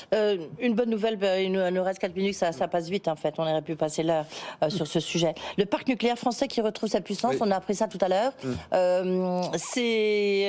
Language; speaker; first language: French; native; French